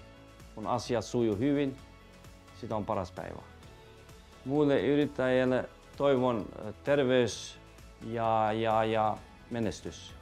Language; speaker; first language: Finnish; non-native, learner; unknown